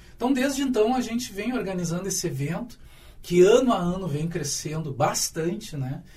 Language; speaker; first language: Portuguese; native; Portuguese